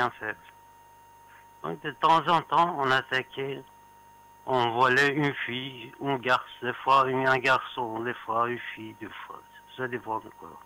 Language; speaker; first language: French; non-native, fluent; Persian